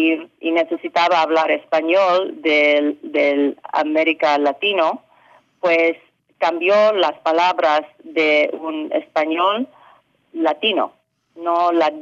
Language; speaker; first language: Spanish; early bilingual, heritage; English